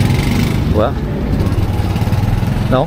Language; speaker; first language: English; non-native, learner; Korean